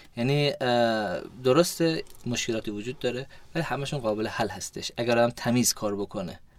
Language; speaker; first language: Persian; early bilingual, heritage; Persian